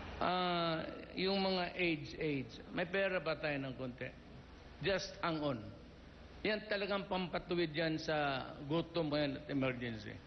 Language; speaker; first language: Filipino; non-native, local second language; Cebuano